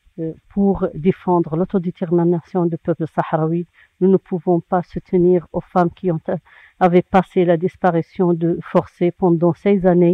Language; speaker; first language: French; non-native, local second language; Arabic